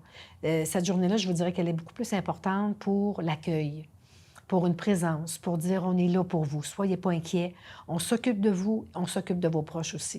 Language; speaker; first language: French; native; French